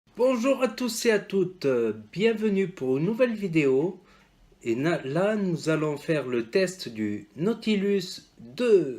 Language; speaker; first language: French; native; French